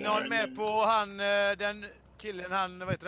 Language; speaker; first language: Swedish; native; Swedish